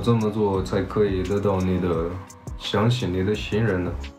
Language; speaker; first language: Chinese; early bilingual, heritage; Chinese